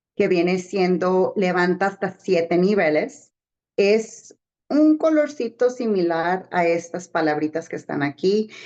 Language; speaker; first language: Spanish; early bilingual, heritage; Spanish